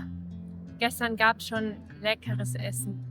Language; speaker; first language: German; native; German